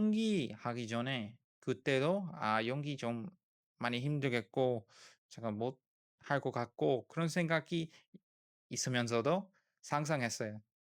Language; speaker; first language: Korean; non-native, learner; English